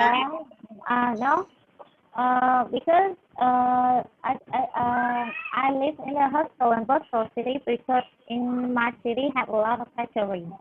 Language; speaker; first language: English; non-native, learner; Vietnamese